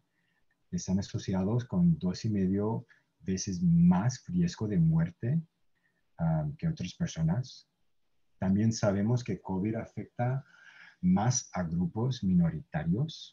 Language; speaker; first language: Spanish; non-native, fluent; English